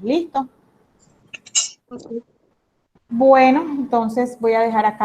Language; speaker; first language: Spanish; native; Spanish